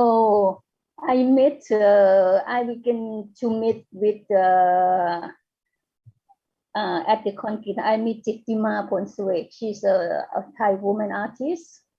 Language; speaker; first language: English; non-native, fluent; Thai